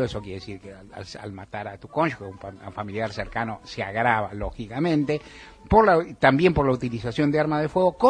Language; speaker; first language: Spanish; native; Spanish